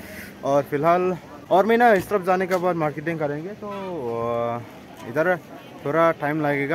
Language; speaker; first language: Hindi; non-native, local second language; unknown